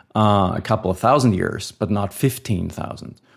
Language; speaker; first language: English; non-native, fluent; German